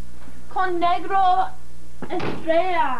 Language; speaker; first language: Spanish; non-native, learner; English